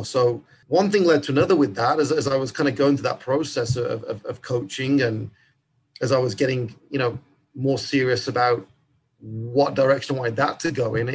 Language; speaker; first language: English; native; English